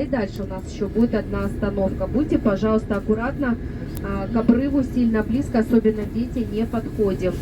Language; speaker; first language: Russian; native; Russian